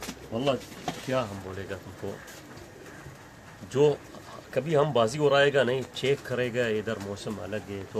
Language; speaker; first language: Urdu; non-native, learner; Arabic